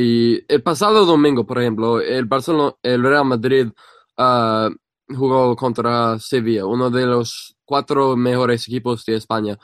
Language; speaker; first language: Spanish; non-native, fluent; English